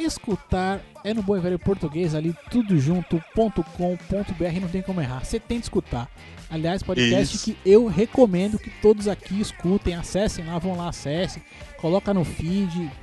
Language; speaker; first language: Portuguese; native; Portuguese